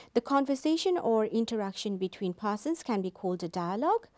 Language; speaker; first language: English; non-native, local second language; Bangla